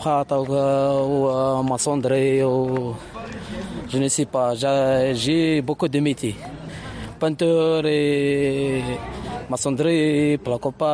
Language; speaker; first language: French; non-native, learner; Arabic